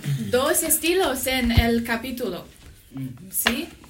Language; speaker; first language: Spanish; non-native, learner; English